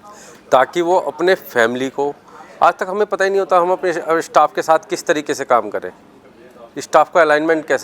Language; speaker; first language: Hindi; native; Hindi